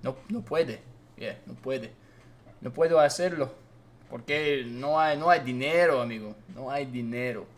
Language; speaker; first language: Spanish; non-native, learner; English